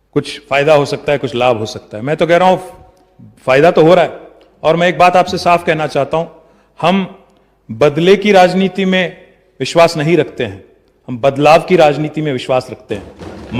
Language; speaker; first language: Hindi; non-native, local second language; Telugu